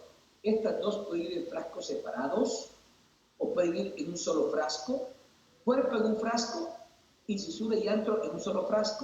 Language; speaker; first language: Spanish; native; Spanish